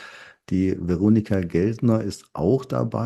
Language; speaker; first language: German; native; German